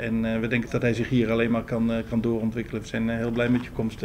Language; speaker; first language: Dutch; native; Dutch